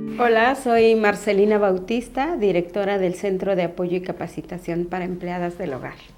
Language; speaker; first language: Spanish; non-native, local second language; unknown